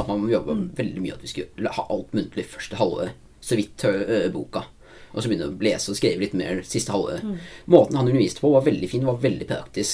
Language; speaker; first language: Norwegian; native; Norwegian